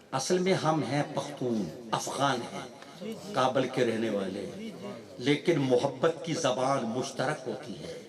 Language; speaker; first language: Urdu; non-native, local second language; Saraiki